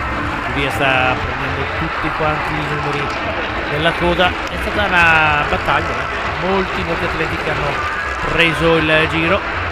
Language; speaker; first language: Italian; native; Italian